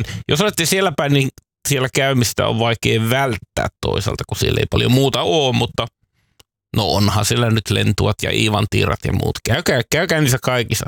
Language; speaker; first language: Finnish; native; Finnish